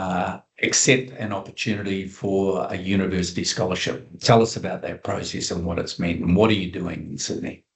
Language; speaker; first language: English; native; English